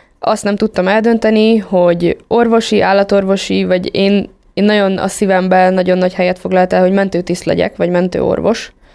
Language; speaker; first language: Hungarian; native; Hungarian